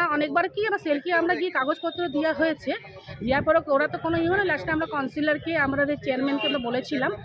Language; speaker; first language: Bangla; non-native, local second language; Nepali